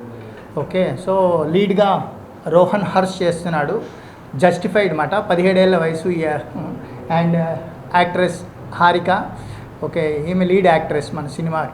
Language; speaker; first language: Telugu; native; Telugu